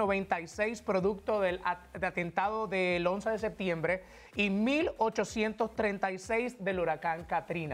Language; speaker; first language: Spanish; native; Spanish